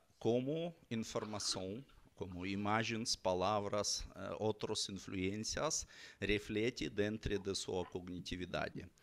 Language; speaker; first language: Portuguese; non-native, learner; Russian